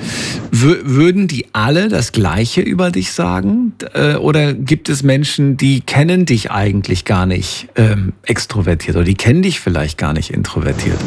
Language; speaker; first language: German; native; German